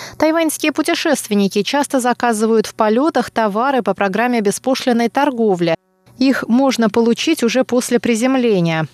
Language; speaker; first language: Russian; non-native, fluent; Chinese